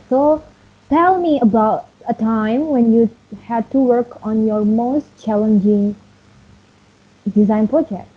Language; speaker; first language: English; non-native, learner; Indonesian